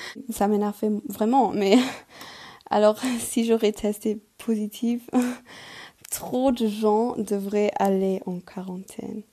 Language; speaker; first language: French; non-native, local second language; Luxembourgish